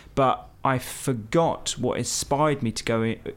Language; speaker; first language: English; early bilingual, other home language; Hindi